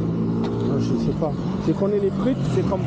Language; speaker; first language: French; non-native, learner; English